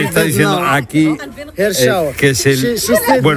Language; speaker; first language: Spanish; native; Spanish